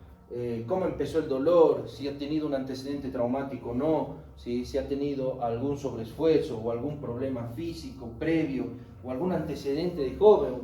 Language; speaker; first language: Spanish; native; Spanish